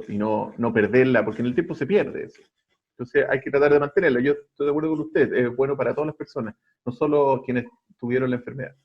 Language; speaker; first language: Spanish; native; Spanish